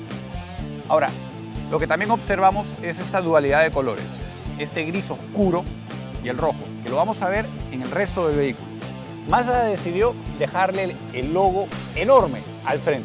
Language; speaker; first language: Spanish; native; Spanish